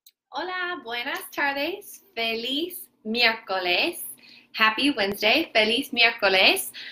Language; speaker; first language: Spanish; non-native, learner; English